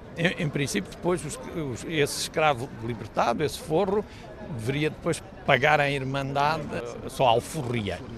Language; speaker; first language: Portuguese; native; Portuguese